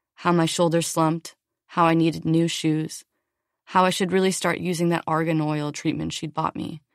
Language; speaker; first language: English; native; English